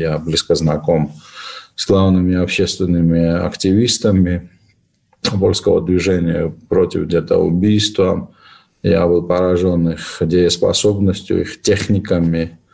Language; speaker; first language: Russian; non-native, local second language; Georgian